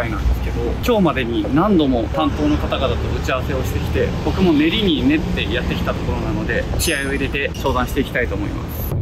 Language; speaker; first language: Japanese; native; Japanese